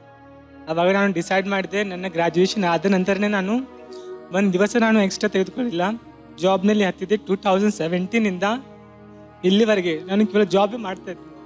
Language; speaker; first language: Kannada; native; Kannada